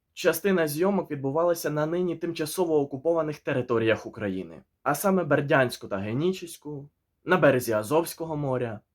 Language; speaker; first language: Ukrainian; native; Ukrainian